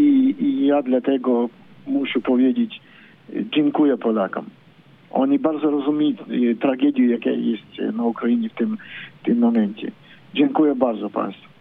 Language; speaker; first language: Polish; non-native, learner; Ukrainian